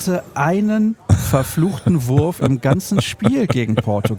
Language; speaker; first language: German; native; German